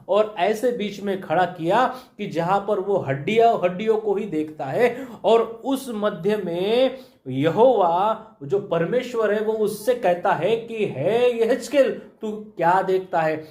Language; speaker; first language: Hindi; non-native, local second language; Marathi